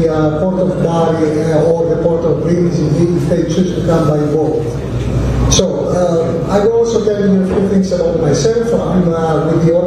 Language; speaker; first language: English; non-native, fluent; Greek